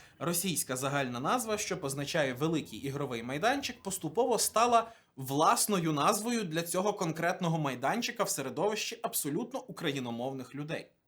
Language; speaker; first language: Ukrainian; native; Ukrainian